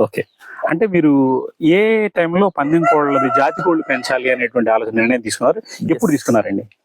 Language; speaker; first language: Telugu; native; Telugu